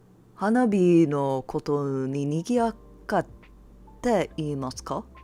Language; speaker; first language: Japanese; non-native, learner; English